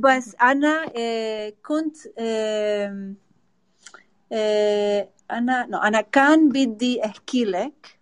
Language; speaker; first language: Arabic; non-native, learner; Spanish